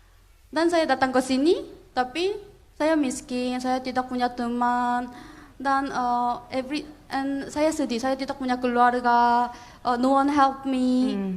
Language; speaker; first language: Indonesian; non-native, learner; Korean